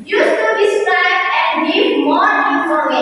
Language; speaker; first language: English; non-native, learner; Indonesian